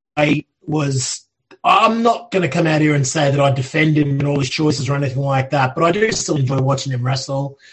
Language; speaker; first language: English; native; English